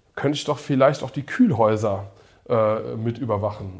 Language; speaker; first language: German; early bilingual, other home language; English